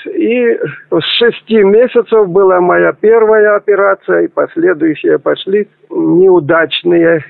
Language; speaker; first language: Russian; native; Russian